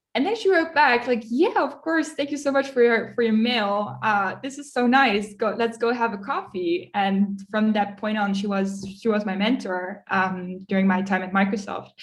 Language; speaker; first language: English; early bilingual, other home language; Dutch